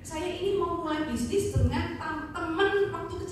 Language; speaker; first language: Indonesian; native; Indonesian